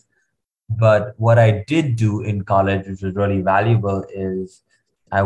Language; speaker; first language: English; non-native, local second language; Hindi